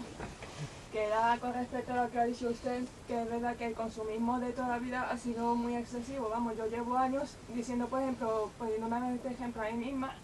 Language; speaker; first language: Spanish; native; Spanish